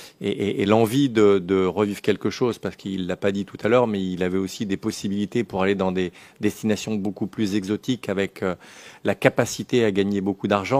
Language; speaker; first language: French; native; French